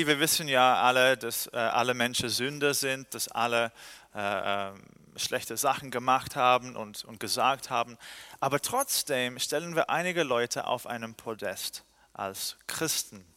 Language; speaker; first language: German; non-native, fluent; English